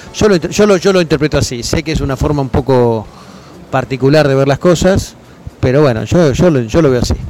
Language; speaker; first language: Spanish; native; Spanish